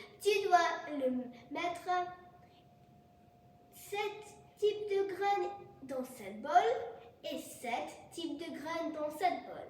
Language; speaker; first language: French; non-native, learner; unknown